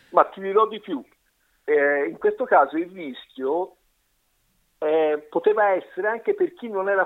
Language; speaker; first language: Italian; native; Italian